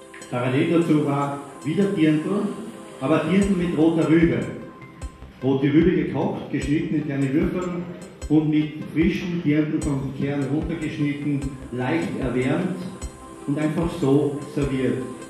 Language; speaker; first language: German; native; German